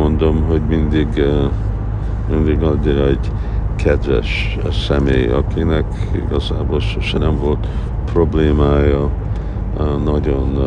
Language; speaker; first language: Hungarian; early bilingual, heritage; Hungarian